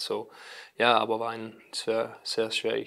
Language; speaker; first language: German; non-native, learner; Danish